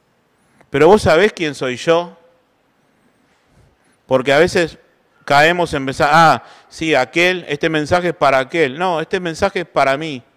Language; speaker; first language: Spanish; native; Spanish